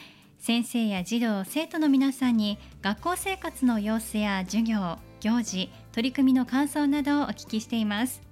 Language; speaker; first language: Japanese; native; Japanese